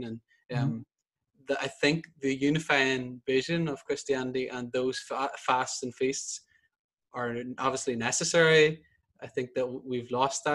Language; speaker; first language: English; native; English